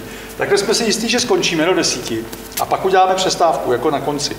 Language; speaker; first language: Czech; native; Czech